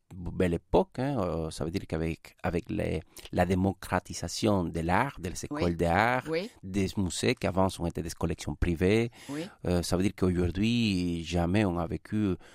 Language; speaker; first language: French; non-native, fluent; Spanish